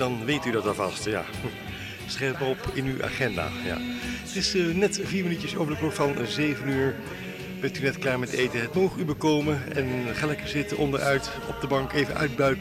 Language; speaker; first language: Dutch; native; Dutch